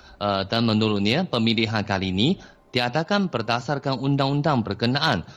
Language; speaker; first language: Malay; non-native, fluent; Chinese